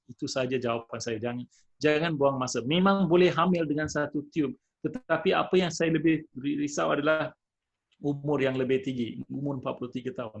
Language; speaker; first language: Malay; non-native, local second language; Tamil